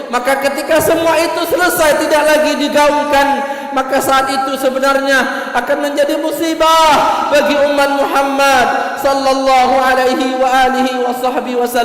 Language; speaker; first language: Indonesian; native; Indonesian